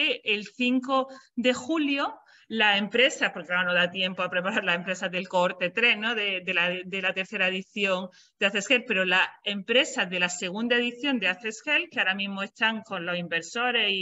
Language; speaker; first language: Spanish; native; Spanish